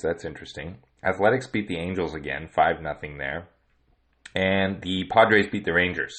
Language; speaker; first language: English; native; English